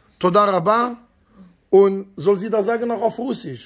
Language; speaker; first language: German; non-native, fluent; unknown